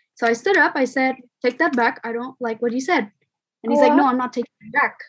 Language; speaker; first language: English; non-native, fluent; Indonesian